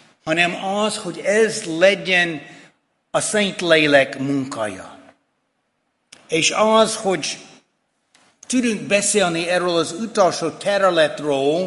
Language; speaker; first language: Hungarian; non-native, fluent; English